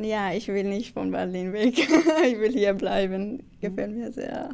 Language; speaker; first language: German; non-native, learner; Kurdish